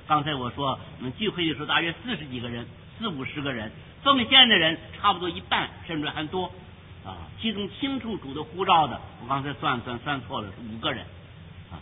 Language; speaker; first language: Chinese; native; Chinese